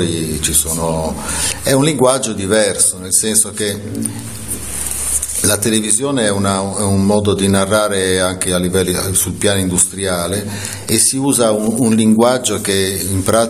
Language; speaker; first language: Italian; native; Italian